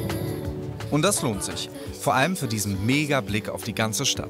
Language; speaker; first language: German; native; German